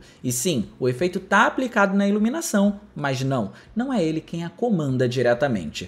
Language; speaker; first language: Portuguese; native; Portuguese